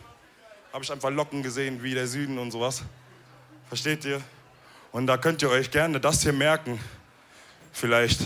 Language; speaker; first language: German; early bilingual, other home language; Wolof